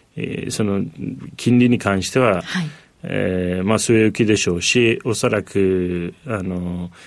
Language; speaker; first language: Japanese; non-native, fluent; Turkish